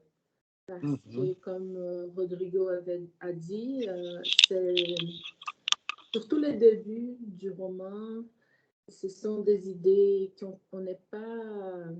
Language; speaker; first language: French; non-native, fluent; Portuguese